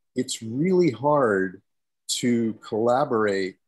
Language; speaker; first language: English; native; English